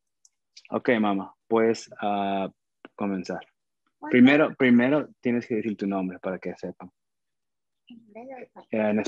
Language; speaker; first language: Spanish; early bilingual, heritage; Spanish